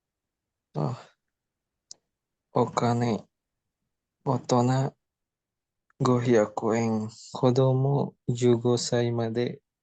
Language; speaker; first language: Japanese; non-native, learner; Indonesian